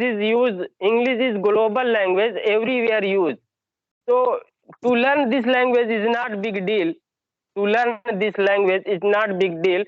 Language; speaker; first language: English; non-native, learner; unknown